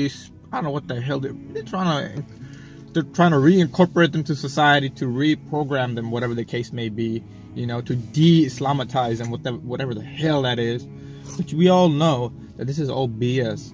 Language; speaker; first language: English; native; English